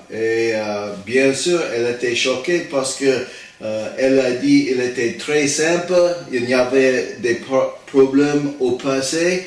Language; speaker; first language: French; non-native, learner; English